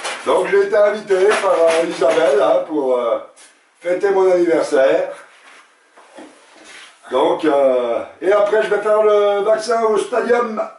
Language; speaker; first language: French; native; French